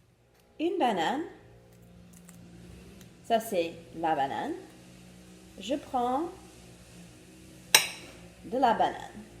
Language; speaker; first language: French; non-native, fluent; English